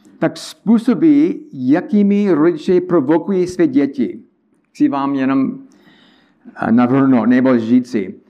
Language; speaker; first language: Czech; non-native, learner; English